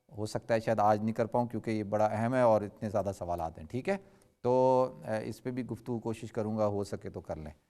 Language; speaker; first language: Urdu; native; Urdu